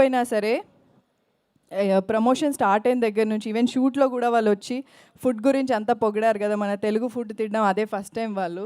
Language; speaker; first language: Telugu; native; Telugu